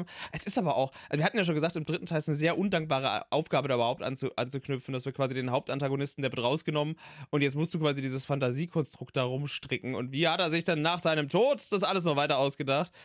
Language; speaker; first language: German; native; German